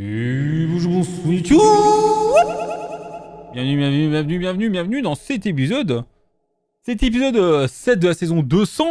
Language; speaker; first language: French; native; French